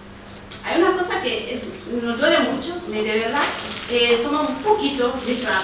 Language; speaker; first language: Spanish; non-native, learner; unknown